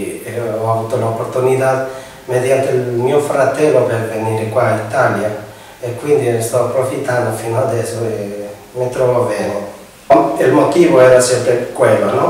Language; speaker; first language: Italian; non-native, fluent; Spanish